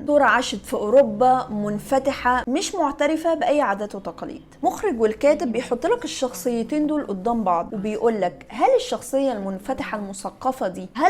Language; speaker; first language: Arabic; native; Arabic